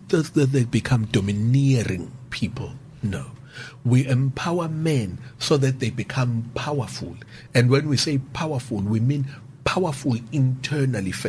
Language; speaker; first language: English; non-native, local second language; Zulu